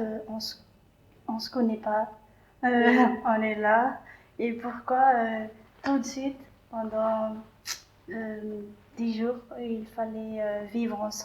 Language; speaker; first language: French; non-native, local second language; Malagasy